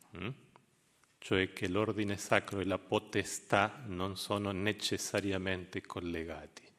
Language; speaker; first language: Italian; non-native, fluent; Spanish